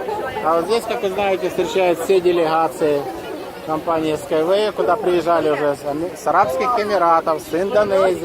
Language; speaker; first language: Russian; native; Russian